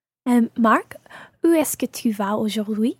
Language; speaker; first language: French; non-native, learner; English